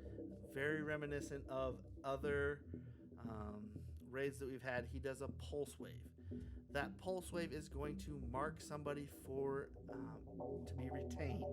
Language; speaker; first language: English; native; English